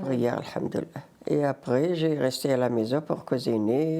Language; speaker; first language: French; non-native, learner; Riffian